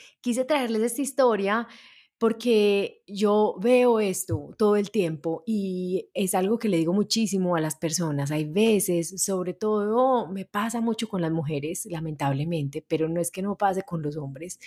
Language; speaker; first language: Spanish; native; Spanish